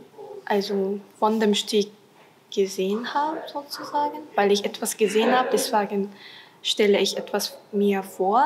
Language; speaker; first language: German; non-native, learner; Japanese